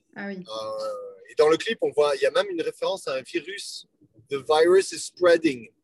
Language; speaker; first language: French; native; French